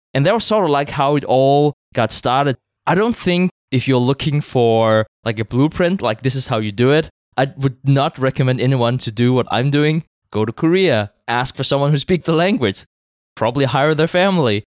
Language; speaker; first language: English; non-native, fluent; Danish